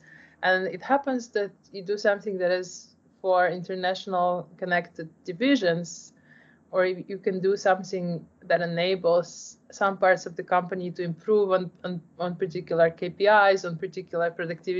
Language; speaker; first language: English; non-native, fluent; Polish